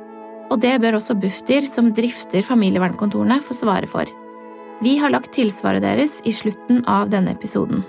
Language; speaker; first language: Norwegian; native; Norwegian